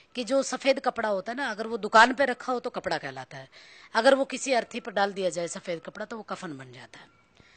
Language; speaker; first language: Hindi; native; Hindi